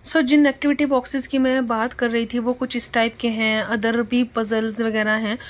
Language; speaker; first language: Hindi; native; Hindi